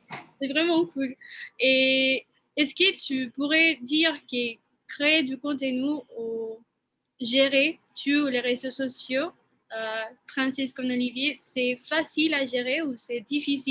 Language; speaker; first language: French; non-native, fluent; Spanish